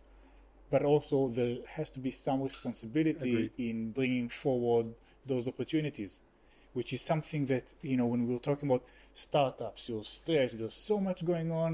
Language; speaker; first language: English; non-native, fluent; Hebrew